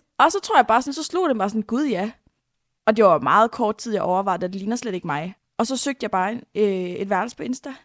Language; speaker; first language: Danish; native; Danish